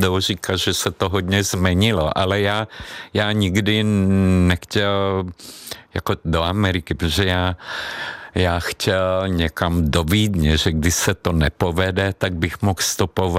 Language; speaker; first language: Czech; non-native, fluent; Hungarian